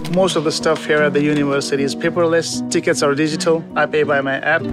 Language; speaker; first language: English; non-native, local second language; Kashmiri